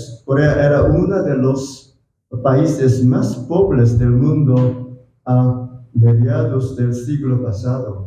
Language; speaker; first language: Spanish; non-native, fluent; Korean